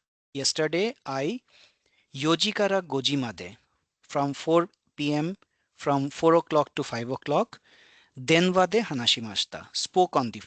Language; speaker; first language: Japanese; non-native, fluent; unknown